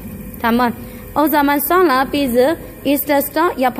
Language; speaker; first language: Turkish; non-native, learner; Chinese